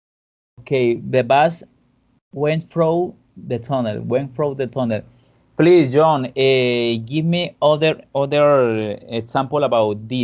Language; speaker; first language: English; non-native, fluent; Spanish